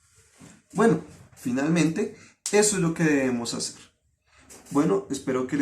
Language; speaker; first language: Spanish; native; Spanish